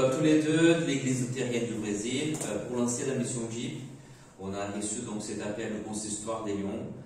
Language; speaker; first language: French; non-native, fluent; Portuguese